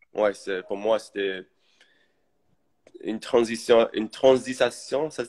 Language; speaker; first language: French; early bilingual, heritage; English